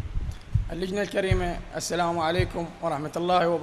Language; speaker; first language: Arabic; native; Arabic